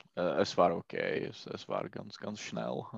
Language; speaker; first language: German; non-native, learner; Czech